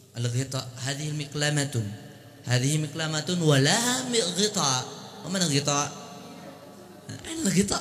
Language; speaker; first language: Arabic; non-native, fluent; Indonesian